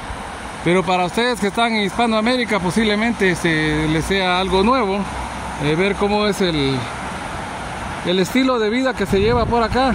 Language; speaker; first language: Spanish; native; Spanish